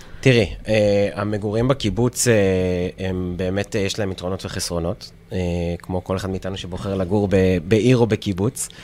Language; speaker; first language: Hebrew; native; Hebrew